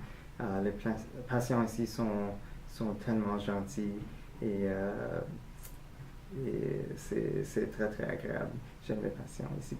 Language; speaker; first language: French; non-native, fluent; English